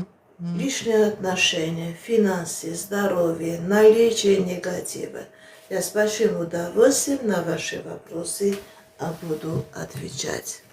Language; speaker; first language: Russian; non-native, fluent; Armenian